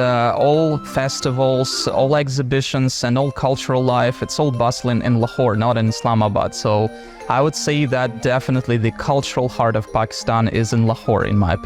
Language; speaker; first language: English; non-native, fluent; Russian